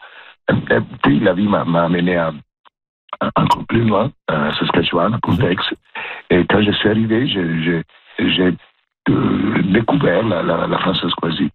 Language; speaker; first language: French; non-native, fluent; Italian